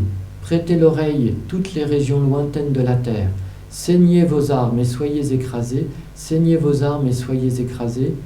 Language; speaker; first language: French; native; French